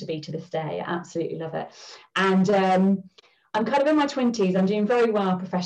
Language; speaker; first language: English; native; English